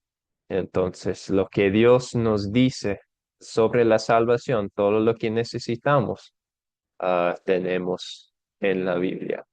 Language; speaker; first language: Spanish; non-native, fluent; English